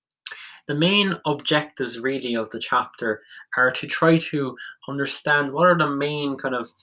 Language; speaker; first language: English; native; English